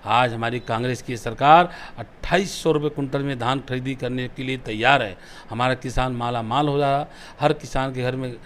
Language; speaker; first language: Hindi; native; Hindi